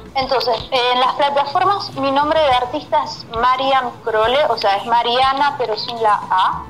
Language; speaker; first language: Spanish; native; Spanish